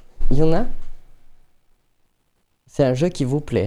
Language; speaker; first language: French; native; French